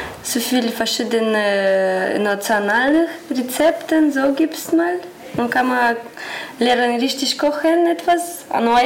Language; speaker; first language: German; non-native, learner; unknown